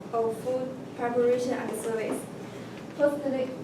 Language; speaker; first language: English; non-native, learner; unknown